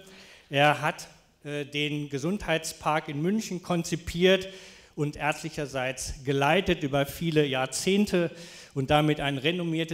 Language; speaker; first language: German; native; German